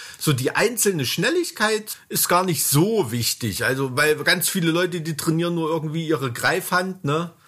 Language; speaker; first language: German; native; German